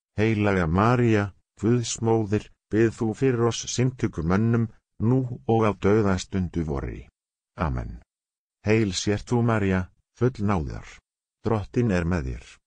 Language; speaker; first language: Icelandic; non-native, learner; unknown